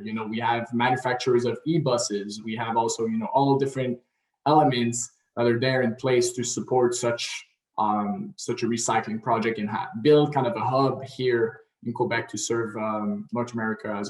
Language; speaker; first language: English; non-native, local second language; French